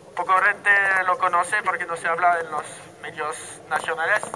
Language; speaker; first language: Spanish; non-native, learner; French